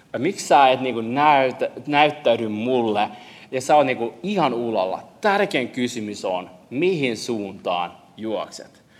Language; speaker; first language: Finnish; early bilingual, heritage; Finnish